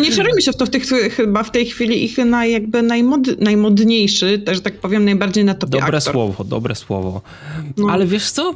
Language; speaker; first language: Polish; native; Polish